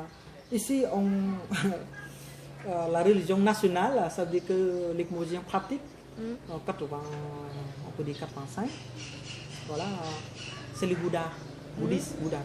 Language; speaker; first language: French; non-native, fluent; Khmer